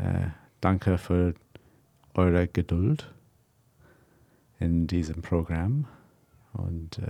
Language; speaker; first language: German; non-native, learner; English